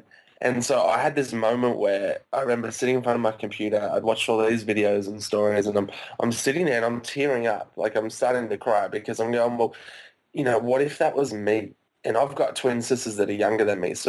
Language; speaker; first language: English; native; English